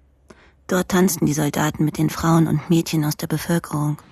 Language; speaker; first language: German; native; German